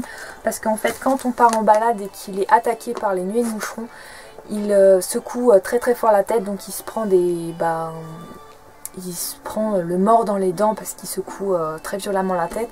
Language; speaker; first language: French; native; French